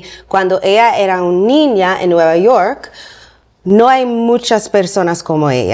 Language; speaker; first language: Spanish; non-native, learner; English